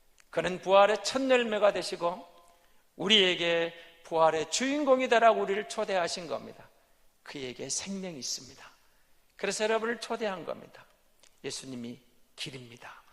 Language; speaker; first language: Korean; native; Korean